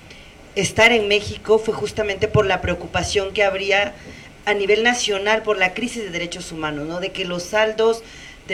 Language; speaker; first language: Spanish; native; Spanish